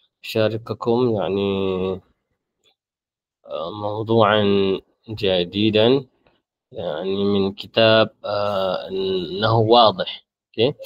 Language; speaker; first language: Arabic; non-native, fluent; Malay